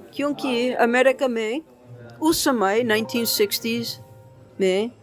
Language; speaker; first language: Hindi; non-native, learner; English